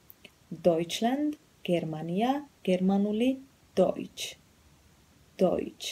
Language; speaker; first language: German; non-native, fluent; Georgian